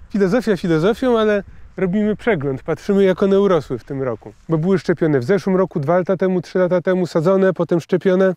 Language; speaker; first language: Polish; native; Polish